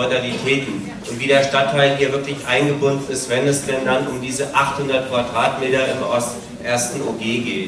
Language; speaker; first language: German; native; German